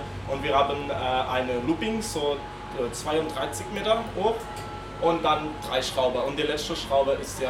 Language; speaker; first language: German; non-native, learner; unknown